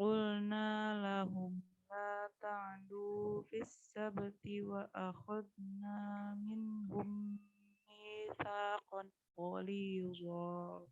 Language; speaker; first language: Arabic; non-native, learner; Indonesian